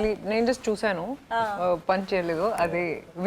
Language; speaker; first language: Telugu; non-native, fluent; Hindi